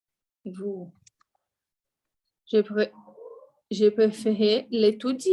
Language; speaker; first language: French; non-native, learner; Portuguese